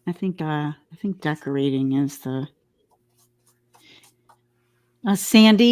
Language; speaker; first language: English; native; English